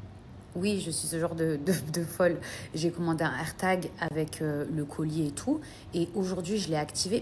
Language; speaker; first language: French; native; French